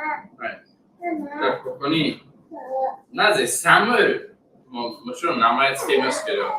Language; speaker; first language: Japanese; non-native, learner; English